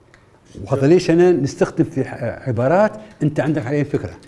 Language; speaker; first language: Arabic; native; Arabic